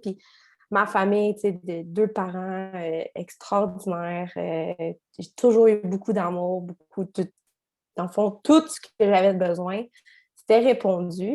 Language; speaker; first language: French; native; French